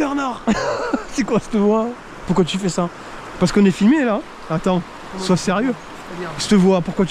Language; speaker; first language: French; native; French